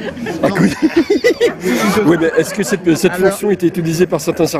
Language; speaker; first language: French; native; French